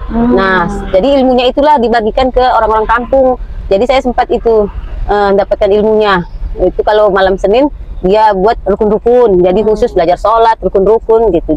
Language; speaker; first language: Indonesian; native; Indonesian